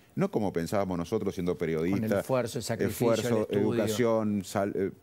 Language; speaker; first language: Spanish; native; Spanish